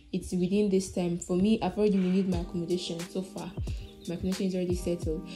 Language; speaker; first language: English; non-native, local second language; Ibibio